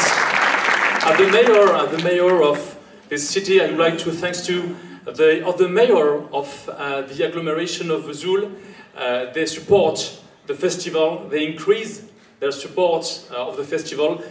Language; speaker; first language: English; non-native, fluent; French